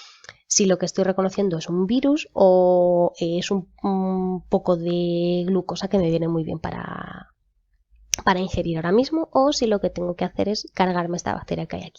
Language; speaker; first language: Spanish; native; Spanish